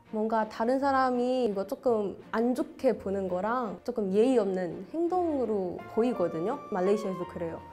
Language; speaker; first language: Korean; non-native, fluent; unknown